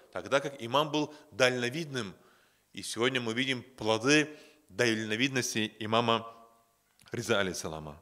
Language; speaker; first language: Russian; non-native, local second language; Azerbaijani